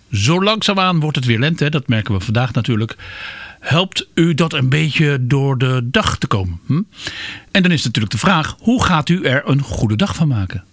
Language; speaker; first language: Dutch; native; Dutch